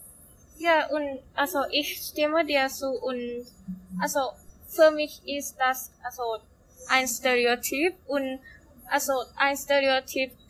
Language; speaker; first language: German; non-native, learner; Thai